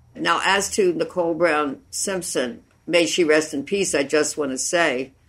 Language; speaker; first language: English; native; English